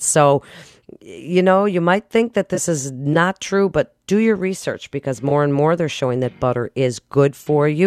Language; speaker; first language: English; native; English